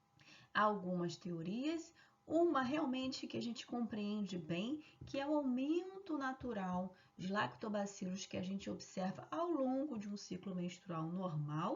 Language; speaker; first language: Portuguese; native; Portuguese